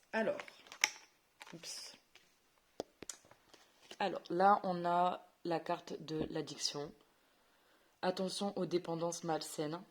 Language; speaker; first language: French; native; French